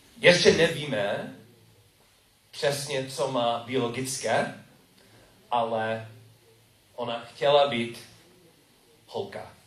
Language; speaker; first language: Czech; non-native, learner; English